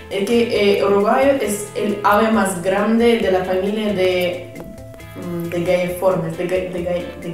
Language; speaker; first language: Spanish; non-native, learner; Russian